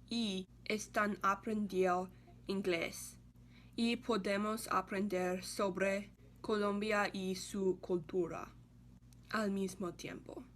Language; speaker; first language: Spanish; non-native, learner; English